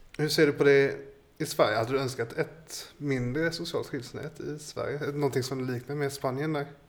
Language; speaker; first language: Swedish; native; Swedish